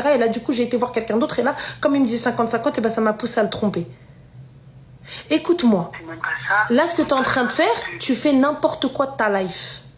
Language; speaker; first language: French; native; French